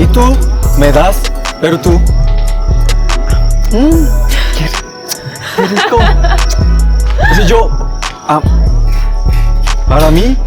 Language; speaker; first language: Spanish; non-native, learner; Korean